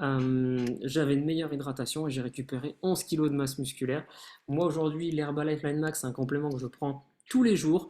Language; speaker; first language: French; native; French